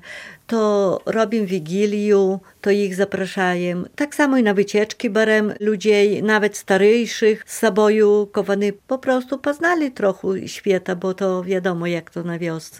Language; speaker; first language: Polish; non-native, local second language; Belarusian